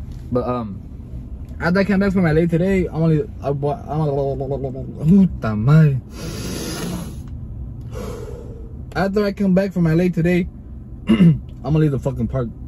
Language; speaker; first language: English; early bilingual, other home language; Spanish